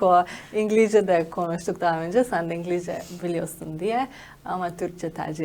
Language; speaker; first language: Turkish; non-native, fluent; Slovenian